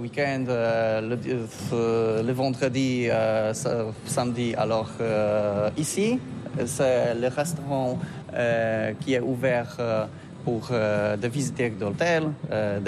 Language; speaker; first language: French; non-native, learner; Polish